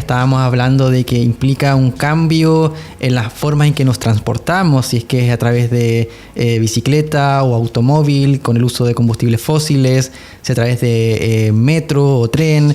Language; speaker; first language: Spanish; native; Spanish